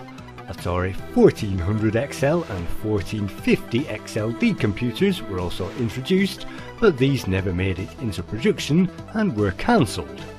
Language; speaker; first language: English; native; English